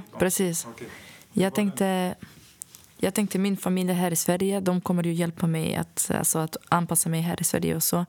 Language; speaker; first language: Swedish; non-native, fluent; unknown